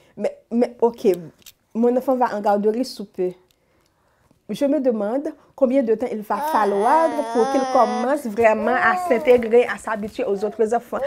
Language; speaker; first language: French; non-native, local second language; Haitian Creole